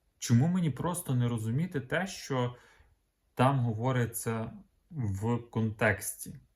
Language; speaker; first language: Ukrainian; native; Ukrainian